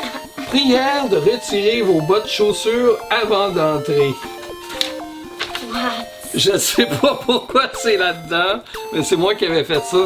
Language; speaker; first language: French; native; French